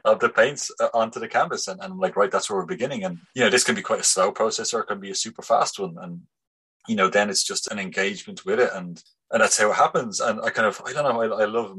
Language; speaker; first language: English; native; English